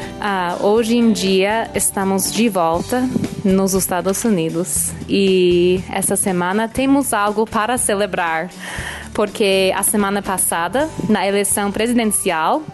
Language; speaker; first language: Portuguese; non-native, fluent; English